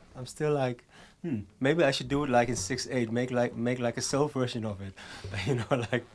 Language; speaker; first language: English; non-native, fluent; Dutch